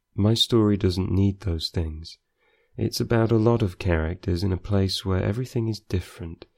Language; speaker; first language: English; native; English